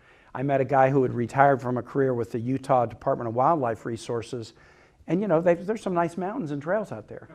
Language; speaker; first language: English; native; English